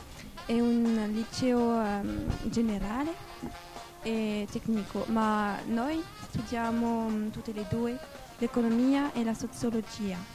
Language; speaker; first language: Italian; non-native, learner; French